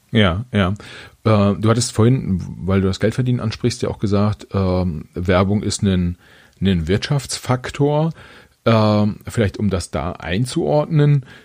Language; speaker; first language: German; native; German